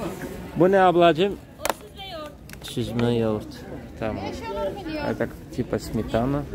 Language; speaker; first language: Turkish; non-native, fluent; Russian